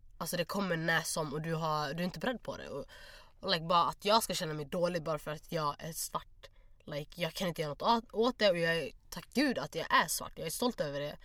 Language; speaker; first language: Swedish; early bilingual, other home language; Somali